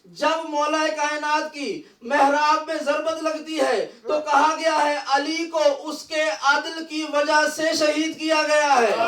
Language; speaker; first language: Urdu; native; Urdu